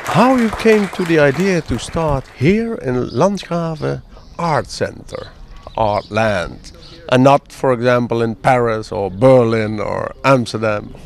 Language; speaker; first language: English; non-native, learner; Dutch